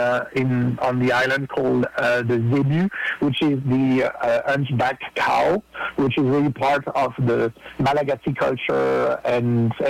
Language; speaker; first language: English; non-native, fluent; French